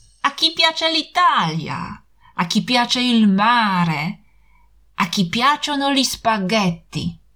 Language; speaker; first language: Italian; non-native, fluent; Polish